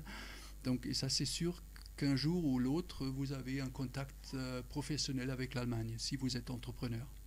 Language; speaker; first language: French; non-native, fluent; German